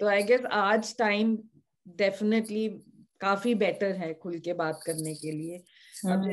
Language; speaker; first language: Hindi; native; Hindi